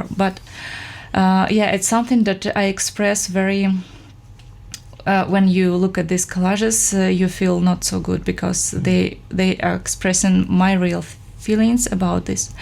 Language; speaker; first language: English; non-native, fluent; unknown